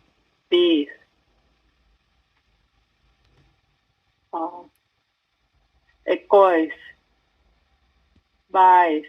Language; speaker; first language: Assamese; non-native, learner; Japanese